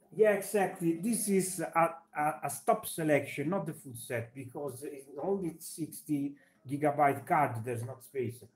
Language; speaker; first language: English; non-native, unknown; Italian